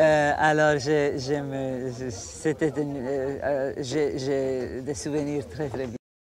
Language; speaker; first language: French; non-native, fluent; Croatian